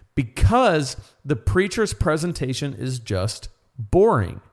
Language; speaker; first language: English; native; English